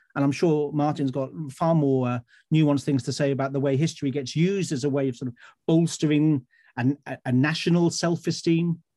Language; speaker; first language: English; native; English